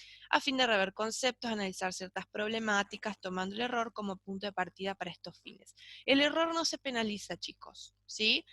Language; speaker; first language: Spanish; native; Spanish